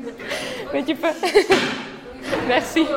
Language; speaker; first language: French; non-native, fluent; Slovak